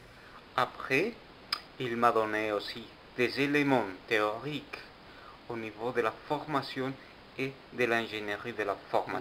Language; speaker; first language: French; non-native, fluent; Spanish